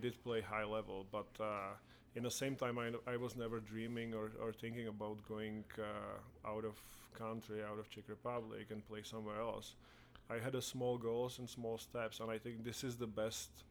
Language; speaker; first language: English; non-native, fluent; Czech